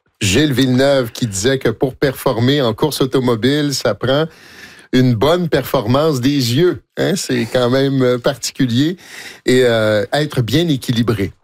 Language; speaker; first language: French; native; French